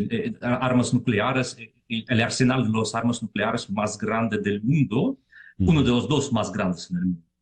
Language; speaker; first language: Spanish; non-native, fluent; Russian